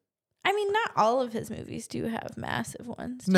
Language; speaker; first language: English; native; English